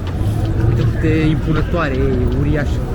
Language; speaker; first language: Romanian; native; Romanian